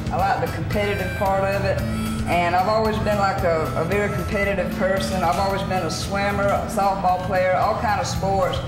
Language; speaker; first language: English; native; English